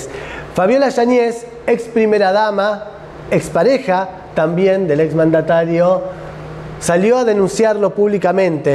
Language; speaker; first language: Spanish; native; Spanish